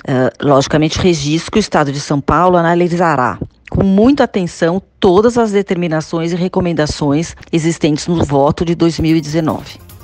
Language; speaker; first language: Portuguese; native; Portuguese